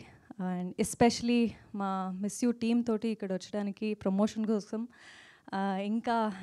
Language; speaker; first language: Telugu; non-native, fluent; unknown